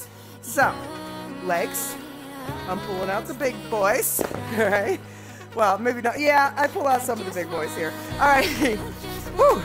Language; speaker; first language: English; native; English